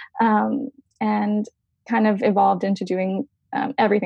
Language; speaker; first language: English; native; English